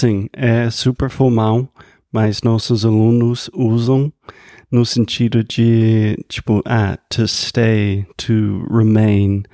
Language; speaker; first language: Portuguese; non-native, fluent; English